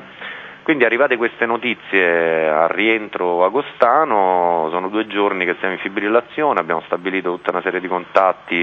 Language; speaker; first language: Italian; native; Italian